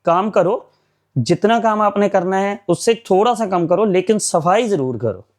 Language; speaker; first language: Hindi; non-native, local second language; Punjabi